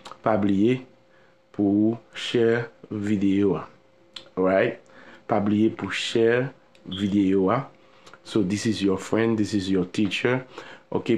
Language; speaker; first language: English; non-native, fluent; Haitian Creole